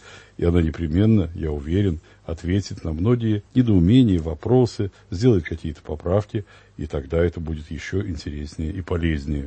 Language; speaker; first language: Russian; native; Russian